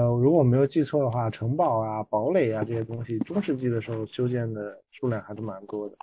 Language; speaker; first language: Chinese; native; Chinese